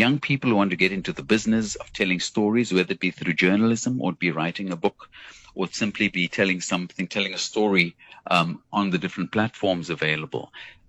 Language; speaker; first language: English; native; English